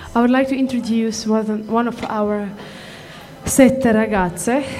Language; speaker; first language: English; non-native, fluent; Latvian